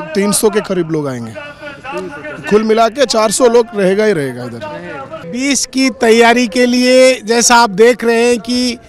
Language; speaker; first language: Hindi; native; Hindi